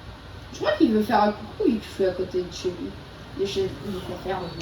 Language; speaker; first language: French; native; French